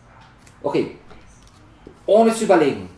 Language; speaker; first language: German; non-native, learner; Spanish